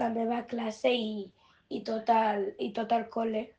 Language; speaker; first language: Catalan; non-native, local second language; Spanish